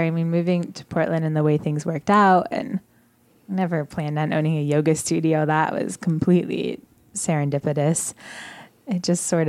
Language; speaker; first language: English; native; English